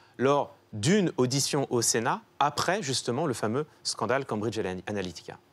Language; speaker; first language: French; native; French